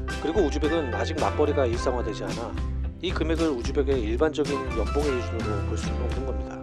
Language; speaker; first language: Korean; native; Korean